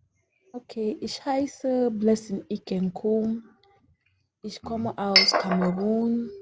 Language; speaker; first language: German; non-native, learner; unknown